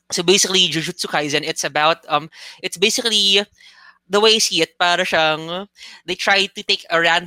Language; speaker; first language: English; non-native, local second language; Filipino